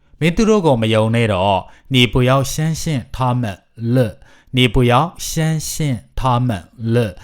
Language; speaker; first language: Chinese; non-native, fluent; Burmese